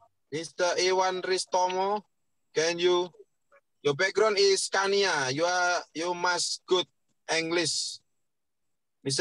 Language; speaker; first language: English; non-native, learner; Indonesian